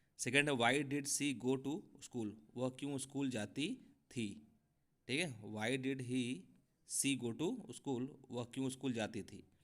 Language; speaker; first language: Hindi; native; Hindi